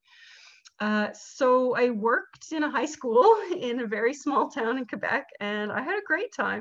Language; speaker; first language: English; native; English